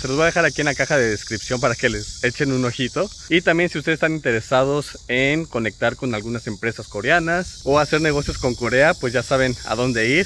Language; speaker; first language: Spanish; native; Spanish